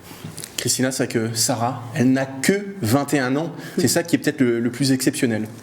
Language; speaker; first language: French; native; French